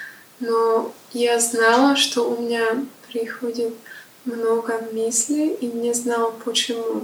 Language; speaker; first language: Russian; non-native, learner; Slovak